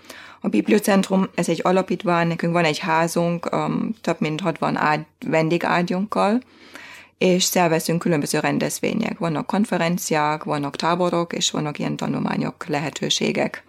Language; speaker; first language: Hungarian; non-native, fluent; German